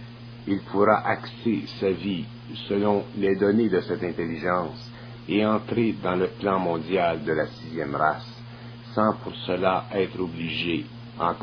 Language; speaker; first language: French; native; French